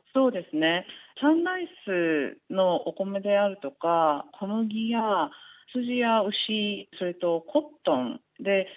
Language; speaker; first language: Japanese; native; Japanese